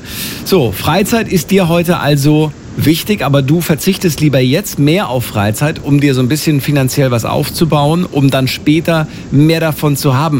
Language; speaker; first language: German; native; German